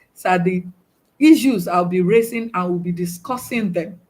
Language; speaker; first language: English; non-native, local second language; Yoruba